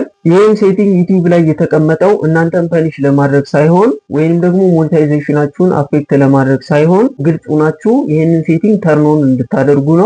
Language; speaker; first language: Amharic; native; Amharic